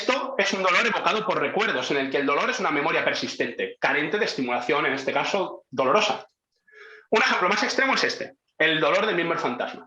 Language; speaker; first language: Spanish; native; Spanish